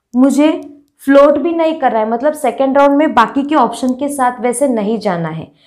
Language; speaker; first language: Hindi; non-native, local second language; Marathi